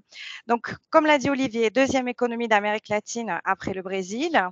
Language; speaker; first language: French; native; French